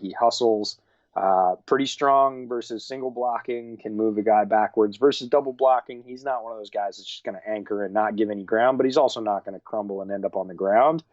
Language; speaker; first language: English; native; English